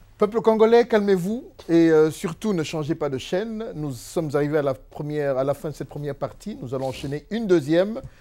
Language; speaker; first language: French; non-native, local second language; Lingala